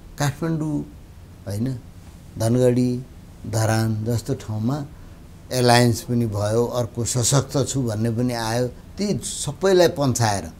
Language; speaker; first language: Nepali; native; Nepali